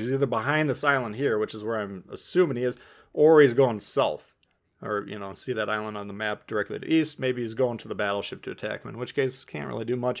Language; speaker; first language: English; native; English